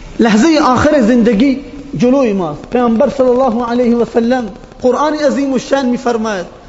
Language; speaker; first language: Persian; non-native, local second language; Baluchi